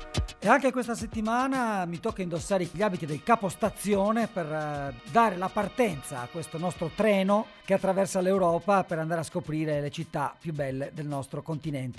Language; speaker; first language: Italian; native; Italian